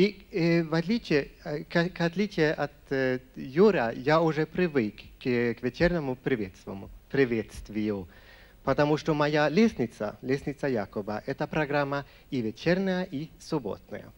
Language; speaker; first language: Russian; non-native, fluent; Swedish